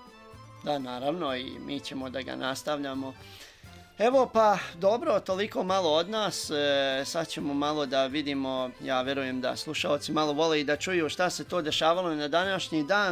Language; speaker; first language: Serbian; native; Serbian